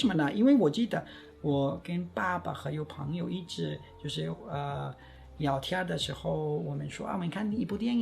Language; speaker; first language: Chinese; non-native, fluent; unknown